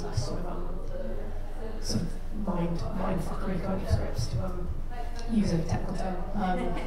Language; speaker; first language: English; native; English